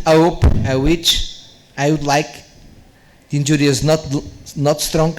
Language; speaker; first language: English; non-native, learner; Portuguese